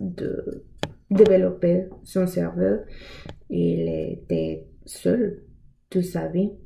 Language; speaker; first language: French; non-native, learner; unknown